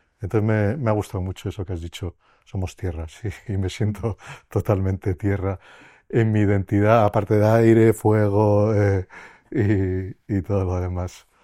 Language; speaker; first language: Spanish; native; Spanish